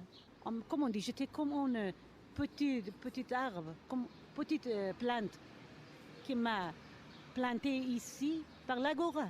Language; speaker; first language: French; non-native, fluent; Persian